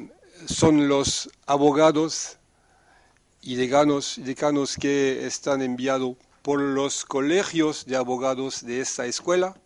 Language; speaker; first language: Spanish; non-native, fluent; French